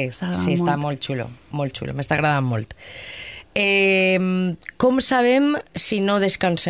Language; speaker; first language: Catalan; native; Catalan